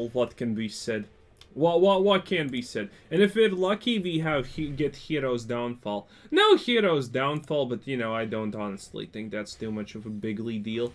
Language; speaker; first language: English; non-native, fluent; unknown